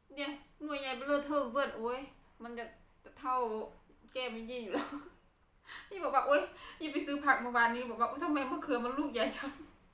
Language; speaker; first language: Thai; non-native, local second language; Khmer